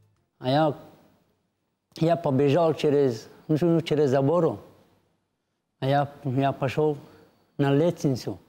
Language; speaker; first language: Russian; non-native, learner; Tajik